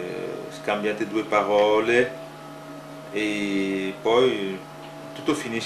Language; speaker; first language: Italian; non-native, fluent; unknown